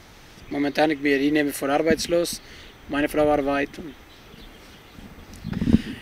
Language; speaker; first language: German; non-native, learner; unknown